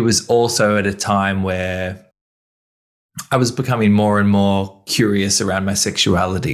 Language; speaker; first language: English; native; English